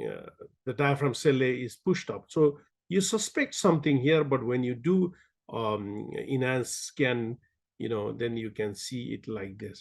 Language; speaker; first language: English; non-native, local second language; Nepali